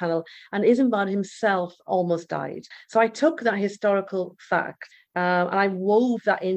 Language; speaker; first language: English; native; English